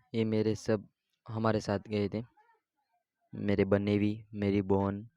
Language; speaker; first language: Hindi; non-native, local second language; Gujarati